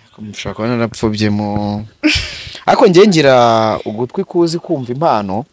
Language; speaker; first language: Kinyarwanda; native; Kinyarwanda